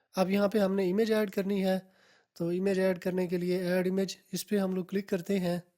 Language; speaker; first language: Urdu; non-native, local second language; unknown